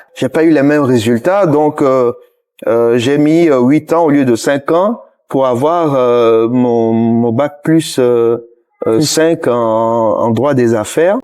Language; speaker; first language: French; non-native, local second language; Ewe